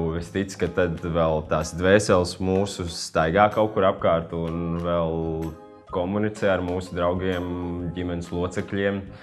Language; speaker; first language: Latvian; native; Latvian